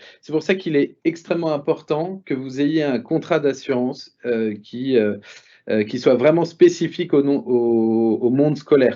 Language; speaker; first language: French; native; French